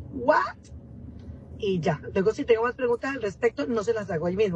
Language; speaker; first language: Spanish; native; Spanish